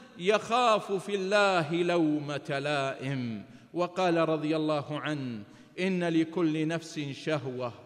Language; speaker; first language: Arabic; native; Arabic